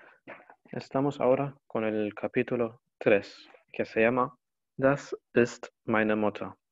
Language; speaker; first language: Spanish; non-native, learner; Arabic